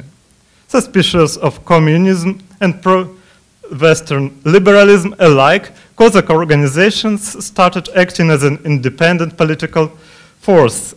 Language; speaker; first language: English; non-native, fluent; Russian